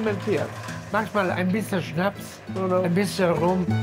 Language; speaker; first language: German; non-native, fluent; Italian